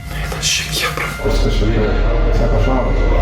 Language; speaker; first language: Lithuanian; native; Lithuanian